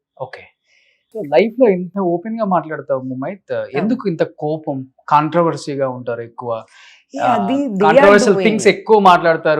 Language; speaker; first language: Telugu; native; Telugu